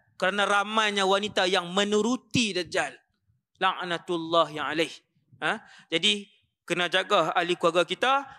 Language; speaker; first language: Malay; native; Malay